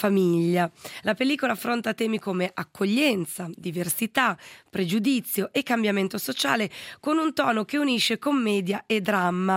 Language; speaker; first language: Italian; native; Italian